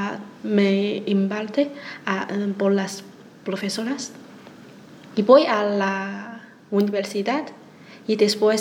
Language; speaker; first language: Spanish; non-native, learner; Chinese